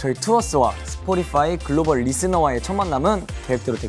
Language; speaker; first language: Korean; native; Korean